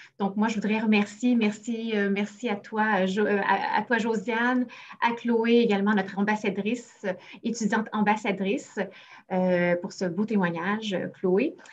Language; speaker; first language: French; native; French